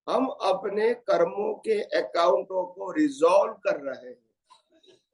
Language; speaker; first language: Hindi; non-native, local second language; Gujarati